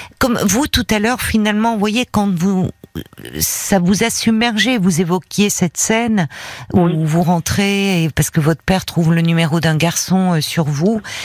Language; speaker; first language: French; native; French